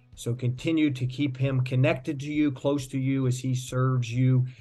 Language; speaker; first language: English; native; English